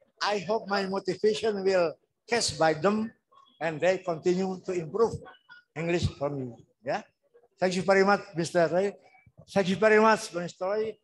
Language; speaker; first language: English; non-native, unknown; Indonesian